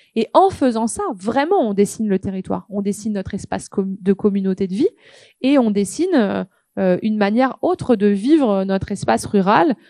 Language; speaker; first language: French; native; French